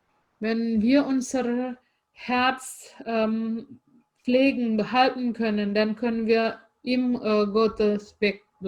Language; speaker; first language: German; non-native, fluent; Indonesian